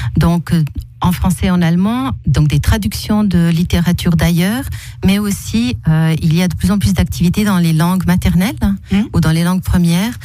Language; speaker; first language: French; early bilingual, other home language; Portuguese